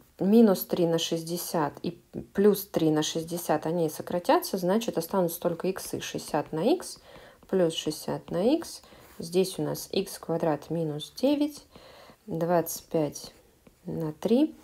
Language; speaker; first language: Russian; native; Russian